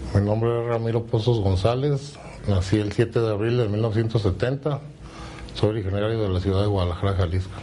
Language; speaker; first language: Spanish; native; Spanish